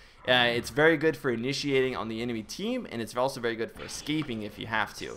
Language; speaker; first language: English; native; English